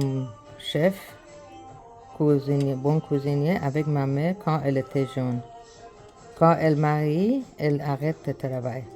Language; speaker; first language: French; non-native, learner; Persian